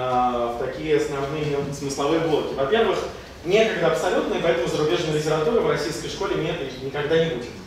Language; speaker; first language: Russian; native; Russian